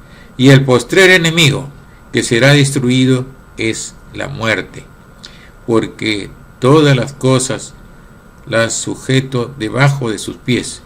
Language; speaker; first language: Spanish; native; Spanish